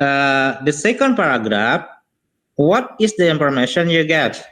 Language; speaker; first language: English; non-native, learner; Indonesian